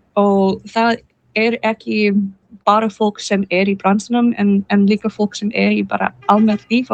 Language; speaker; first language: Icelandic; non-native, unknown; English